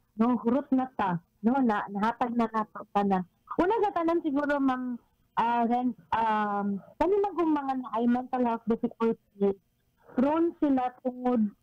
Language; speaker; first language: Cebuano; native; Cebuano